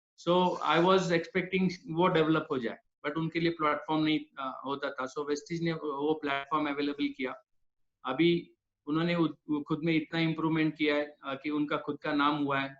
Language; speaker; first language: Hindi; non-native, local second language; Marathi